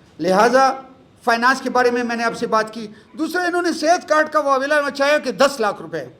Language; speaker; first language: Urdu; non-native, local second language; Pashto